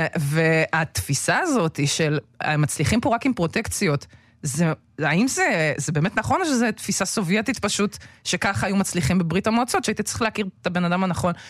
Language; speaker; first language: Hebrew; early bilingual, other home language; Russian